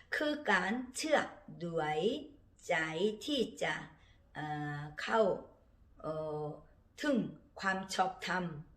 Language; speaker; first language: Thai; non-native, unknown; Korean